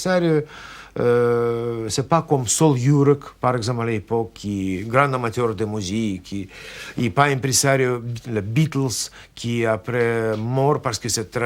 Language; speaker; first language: French; non-native, learner; Russian